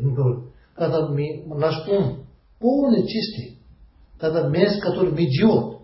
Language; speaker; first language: Russian; non-native, learner; Tibetan